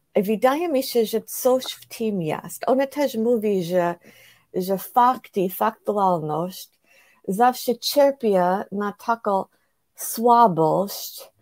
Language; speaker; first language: Polish; non-native, fluent; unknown